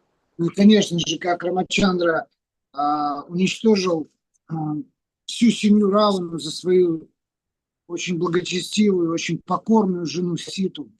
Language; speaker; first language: Russian; native; Russian